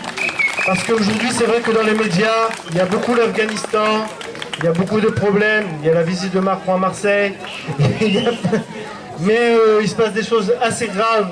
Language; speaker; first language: French; native; French